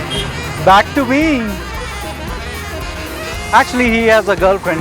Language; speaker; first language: English; non-native, local second language; Hindi